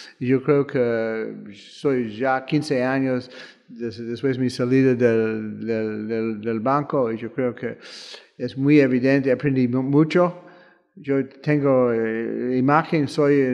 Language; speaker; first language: Spanish; non-native, fluent; English